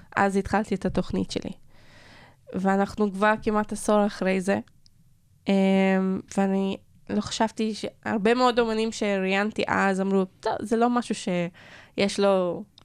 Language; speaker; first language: Hebrew; non-native, local second language; Arabic